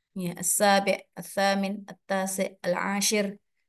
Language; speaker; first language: Arabic; non-native, fluent; Indonesian